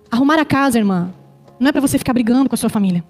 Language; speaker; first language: Portuguese; native; Portuguese